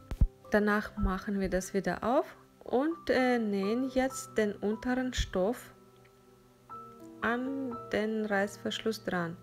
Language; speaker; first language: German; non-native, fluent; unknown